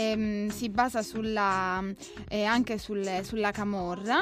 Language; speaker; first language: Italian; native; Italian